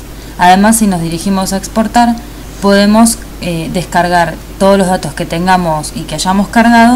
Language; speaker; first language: Spanish; native; Spanish